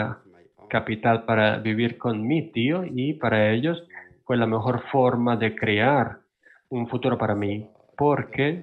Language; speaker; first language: Spanish; non-native, fluent; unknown